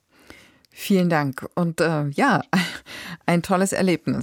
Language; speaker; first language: German; native; German